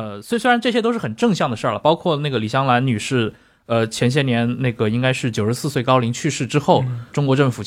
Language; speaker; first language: Chinese; native; Chinese